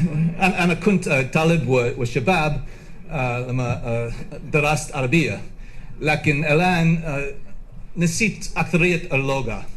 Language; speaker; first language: Arabic; non-native, learner; English